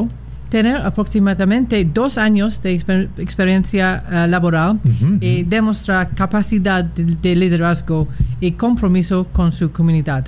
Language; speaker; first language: Spanish; non-native, fluent; English